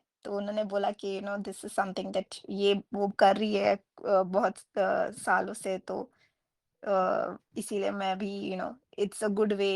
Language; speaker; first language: Hindi; non-native, local second language; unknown